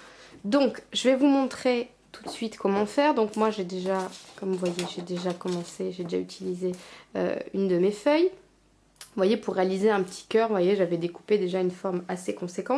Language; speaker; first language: French; native; French